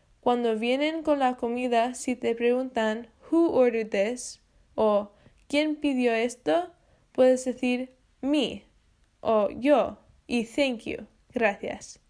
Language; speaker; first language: Spanish; non-native, learner; English